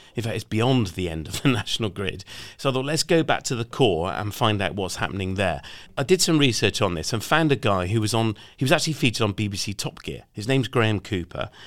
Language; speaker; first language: English; native; English